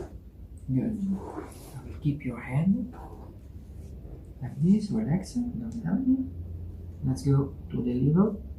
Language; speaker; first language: English; non-native, learner; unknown